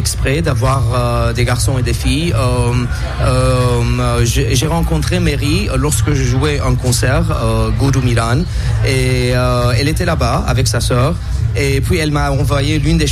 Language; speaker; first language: French; non-native, local second language; Armenian